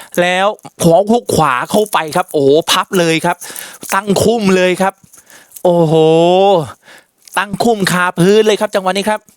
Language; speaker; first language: Thai; native; Thai